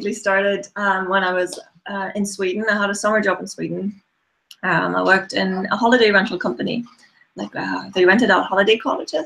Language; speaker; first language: English; non-native, fluent; German